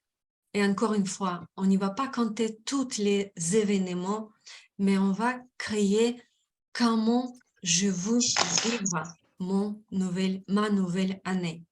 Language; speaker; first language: French; non-native, fluent; Russian